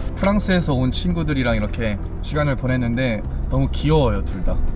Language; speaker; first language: Korean; native; Korean